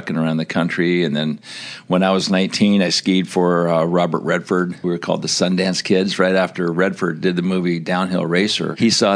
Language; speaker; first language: English; native; English